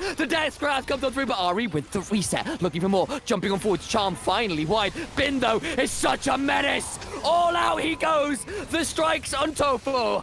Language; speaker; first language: English; native; English